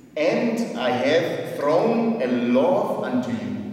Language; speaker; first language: English; non-native, fluent; Italian